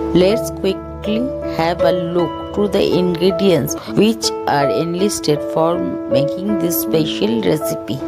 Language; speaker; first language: English; non-native, local second language; Bangla